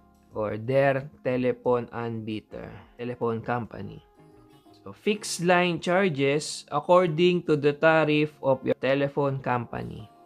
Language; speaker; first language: English; non-native, local second language; Filipino